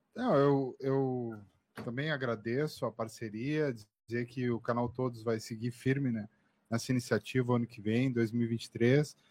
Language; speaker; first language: Portuguese; native; Portuguese